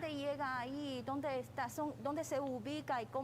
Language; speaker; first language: Spanish; non-native, fluent; Chinese